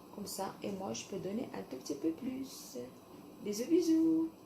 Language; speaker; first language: French; non-native, local second language; Arabic